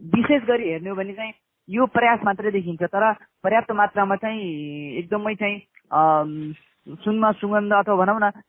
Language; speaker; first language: Nepali; non-native, local second language; Awadhi